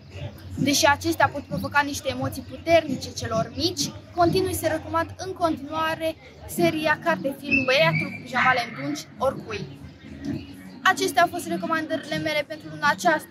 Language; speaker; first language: Romanian; native; Romanian